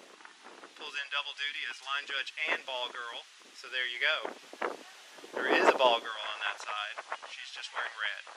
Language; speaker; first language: English; native; English